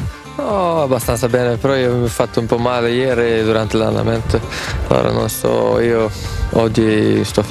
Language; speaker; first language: Italian; non-native, learner; Swedish